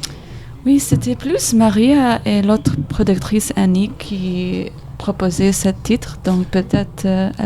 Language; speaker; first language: French; non-native, learner; English